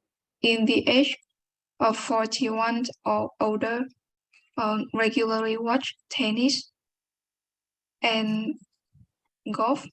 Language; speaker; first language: English; non-native, learner; Vietnamese